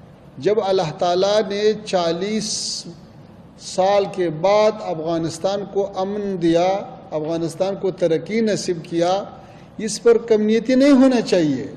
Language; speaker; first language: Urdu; non-native, fluent; Pashto